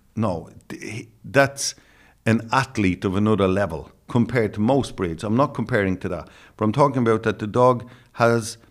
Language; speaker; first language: English; native; English